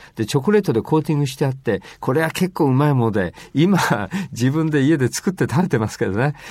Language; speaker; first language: Japanese; native; Japanese